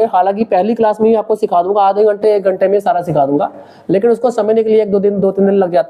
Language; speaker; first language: Hindi; native; Hindi